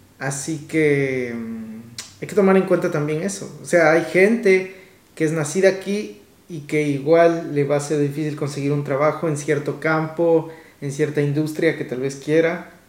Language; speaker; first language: Spanish; native; Spanish